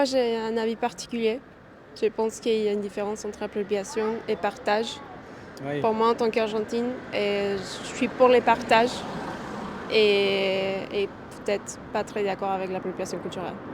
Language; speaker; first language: French; non-native, fluent; Spanish